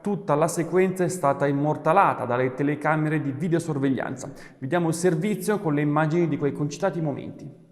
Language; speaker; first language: Italian; native; Italian